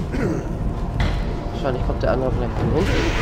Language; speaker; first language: German; native; German